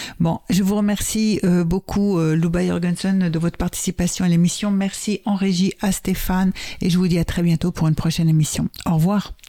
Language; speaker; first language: French; native; French